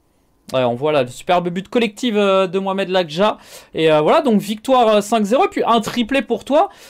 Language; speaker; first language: French; native; French